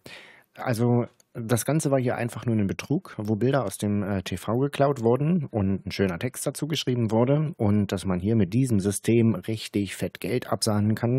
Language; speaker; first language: German; native; German